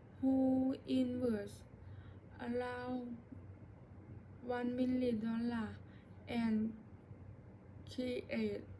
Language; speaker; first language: English; non-native, learner; Thai